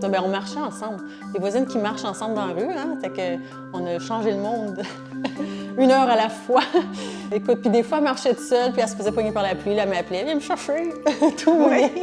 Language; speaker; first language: French; native; French